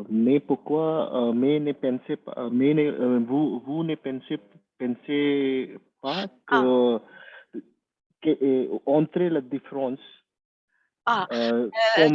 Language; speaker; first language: French; non-native, learner; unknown